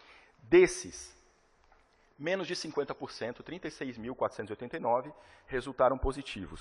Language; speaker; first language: Portuguese; native; Portuguese